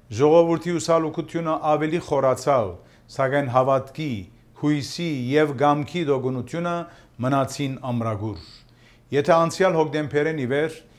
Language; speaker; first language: Armenian; early bilingual, heritage; Armenian